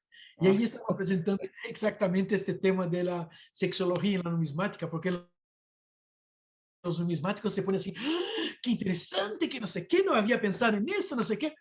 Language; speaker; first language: Spanish; non-native, fluent; Portuguese